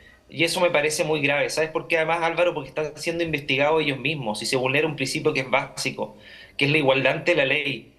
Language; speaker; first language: Spanish; native; Spanish